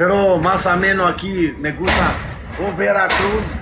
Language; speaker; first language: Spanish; non-native, learner; Albanian